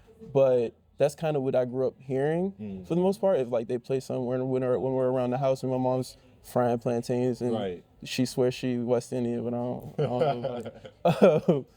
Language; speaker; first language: English; native; English